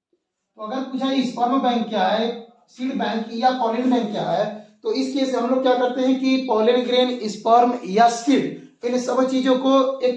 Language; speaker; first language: Hindi; native; Hindi